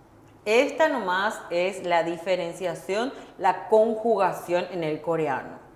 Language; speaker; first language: Spanish; non-native, fluent; Korean